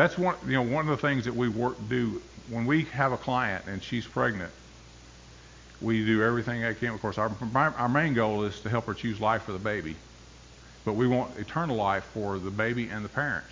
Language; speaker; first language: English; native; English